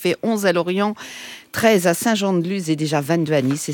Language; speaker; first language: French; native; French